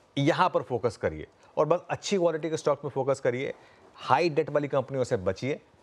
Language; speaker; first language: Hindi; native; Hindi